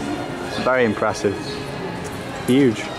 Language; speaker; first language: English; native; English